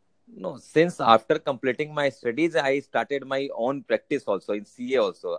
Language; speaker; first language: English; non-native, local second language; Hindi